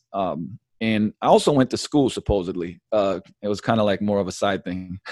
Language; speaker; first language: English; early bilingual, other home language; Slovenian